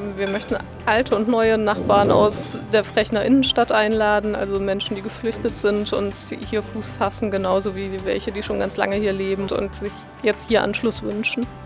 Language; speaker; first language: German; native; German